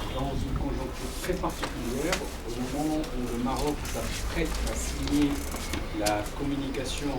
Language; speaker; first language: French; non-native, local second language; Arabic